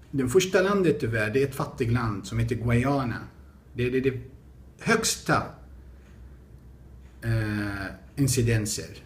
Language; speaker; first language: Swedish; non-native, fluent; Arabic